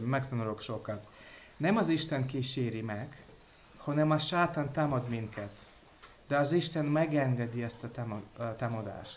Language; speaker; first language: Hungarian; non-native, learner; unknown